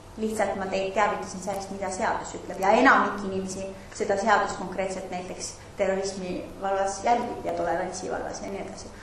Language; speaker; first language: Estonian; non-native, fluent; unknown